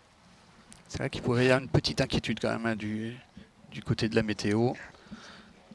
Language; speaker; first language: French; native; French